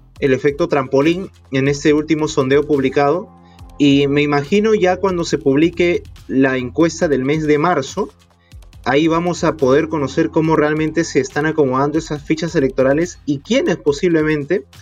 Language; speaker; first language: Spanish; native; Spanish